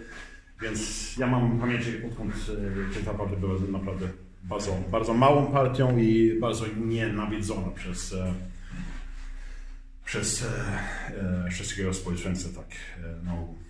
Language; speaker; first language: Polish; early bilingual, heritage; Swedish